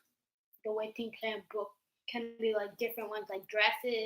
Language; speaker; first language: English; native; English